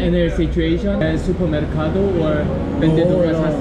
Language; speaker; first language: Spanish; non-native, learner; Korean